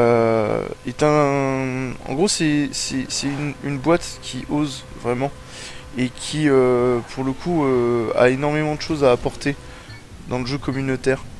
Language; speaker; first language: French; native; French